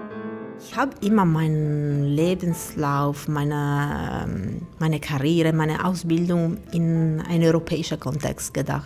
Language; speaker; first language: German; non-native, fluent; Italian